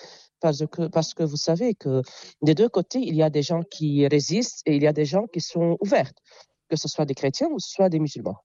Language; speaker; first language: French; non-native, local second language; Arabic